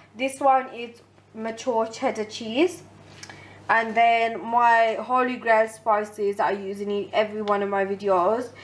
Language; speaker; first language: English; early bilingual, other home language; Hindi